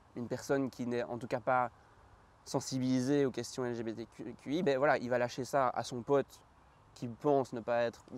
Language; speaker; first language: French; native; French